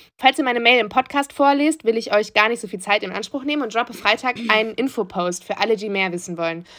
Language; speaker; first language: German; early bilingual, other home language; Turkish